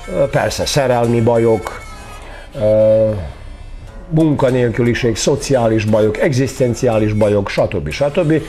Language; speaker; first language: Hungarian; non-native, local second language; Serbian